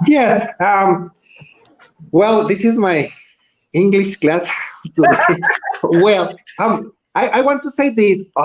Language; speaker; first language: English; non-native, learner; Spanish